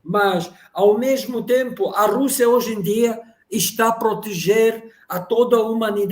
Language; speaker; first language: Portuguese; non-native, fluent; Russian